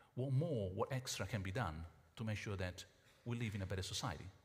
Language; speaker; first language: English; non-native, fluent; Italian